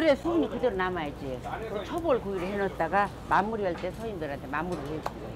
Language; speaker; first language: Korean; native; Korean